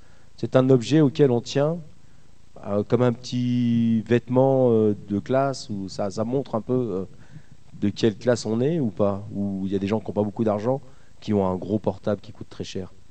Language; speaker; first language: French; native; French